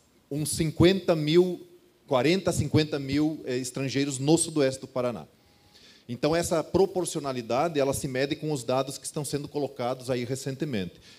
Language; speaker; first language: Portuguese; native; Portuguese